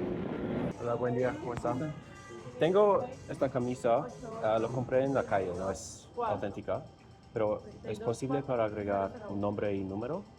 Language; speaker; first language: Spanish; non-native, learner; English